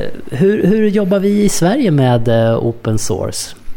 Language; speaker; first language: Swedish; native; Swedish